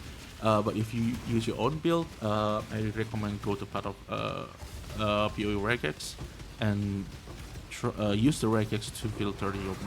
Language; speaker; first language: English; non-native, fluent; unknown